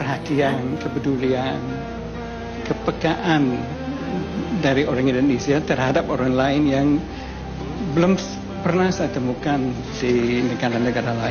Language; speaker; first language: Indonesian; non-native, fluent; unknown